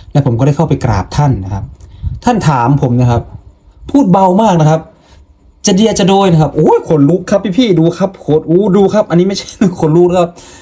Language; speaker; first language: Thai; non-native, local second language; Lao